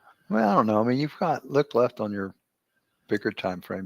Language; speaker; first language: English; native; English